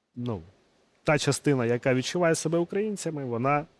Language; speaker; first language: Ukrainian; non-native, local second language; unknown